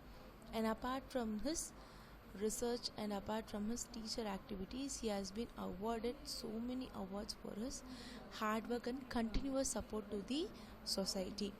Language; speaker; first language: English; non-native, local second language; Tamil